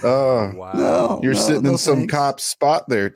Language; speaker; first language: English; native; English